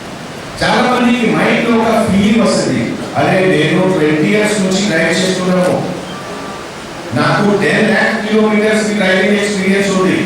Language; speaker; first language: Telugu; non-native, fluent; Hindi